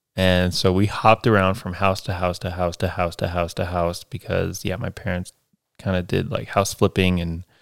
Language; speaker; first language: English; native; English